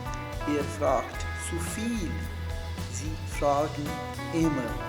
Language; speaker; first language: German; non-native, fluent; Urdu